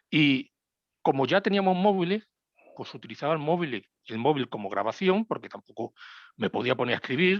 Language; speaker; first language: Spanish; native; Spanish